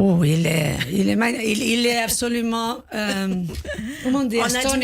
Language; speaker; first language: French; non-native, learner; Spanish